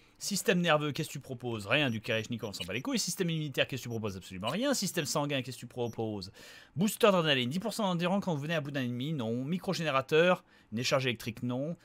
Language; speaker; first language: French; native; French